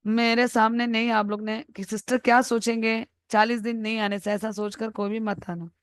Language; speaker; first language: Hindi; non-native, local second language; Malayalam